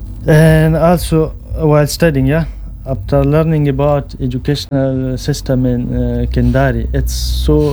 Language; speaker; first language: English; non-native, local second language; Pashto